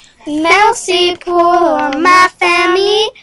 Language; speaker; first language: French; non-native, learner; English